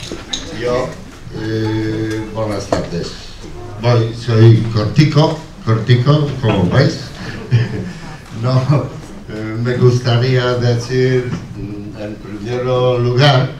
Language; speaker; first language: Spanish; non-native, learner; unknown